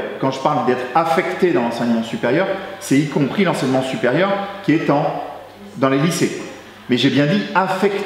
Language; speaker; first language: French; native; French